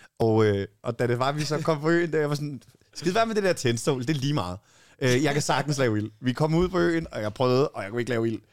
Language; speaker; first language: Danish; native; Danish